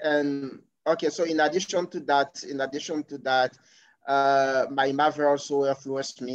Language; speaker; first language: English; non-native, fluent; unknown